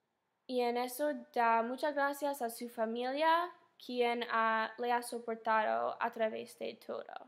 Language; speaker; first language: Spanish; non-native, fluent; English